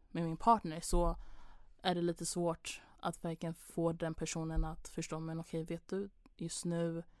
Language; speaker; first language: Swedish; early bilingual, other home language; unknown